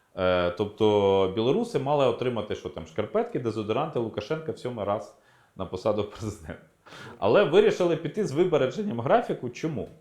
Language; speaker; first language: Ukrainian; native; Ukrainian